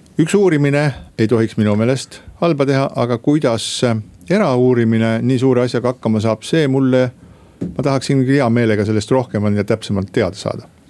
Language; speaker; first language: Estonian; native; Estonian